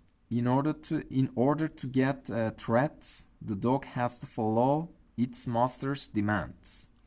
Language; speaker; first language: English; non-native, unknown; Turkish